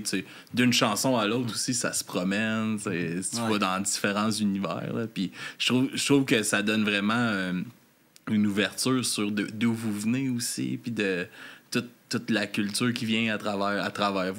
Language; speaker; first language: French; native; French